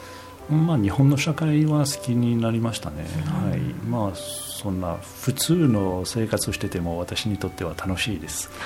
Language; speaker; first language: Japanese; non-native, fluent; French